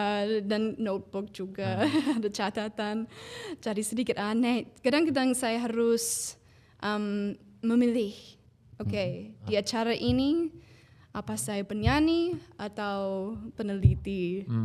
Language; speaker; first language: Indonesian; non-native, fluent; English